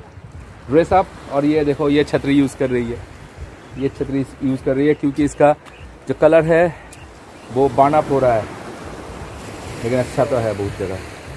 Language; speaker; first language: Hindi; non-native, local second language; Bangla